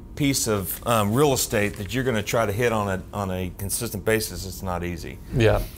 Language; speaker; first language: English; native; English